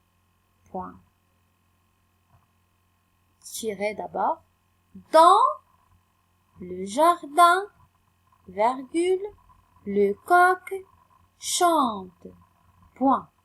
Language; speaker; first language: French; non-native, local second language; Arabic